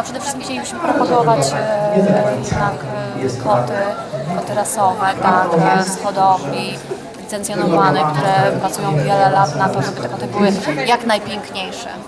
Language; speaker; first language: Polish; native; Polish